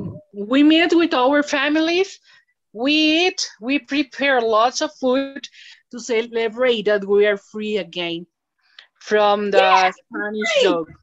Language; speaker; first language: English; non-native, learner; Spanish